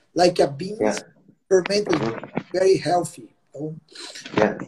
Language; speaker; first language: English; non-native, learner; Portuguese